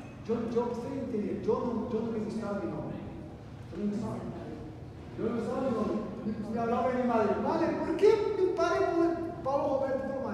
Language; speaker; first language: Spanish; non-native, learner; Portuguese